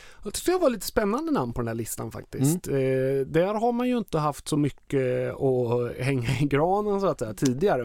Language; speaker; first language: Swedish; native; Swedish